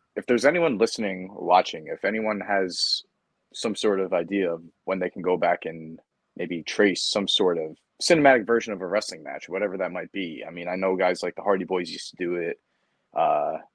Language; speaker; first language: English; native; English